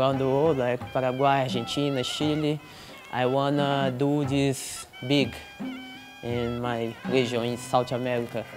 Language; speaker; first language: English; non-native, learner; Portuguese